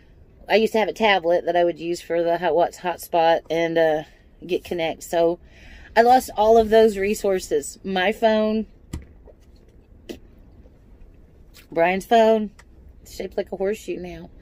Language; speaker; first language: English; native; English